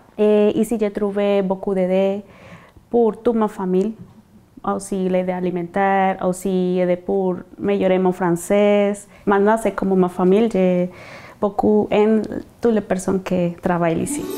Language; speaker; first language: French; non-native, learner; Spanish